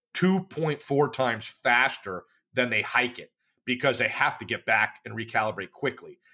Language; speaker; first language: English; native; English